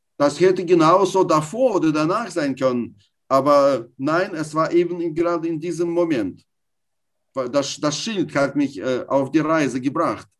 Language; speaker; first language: German; non-native, fluent; Russian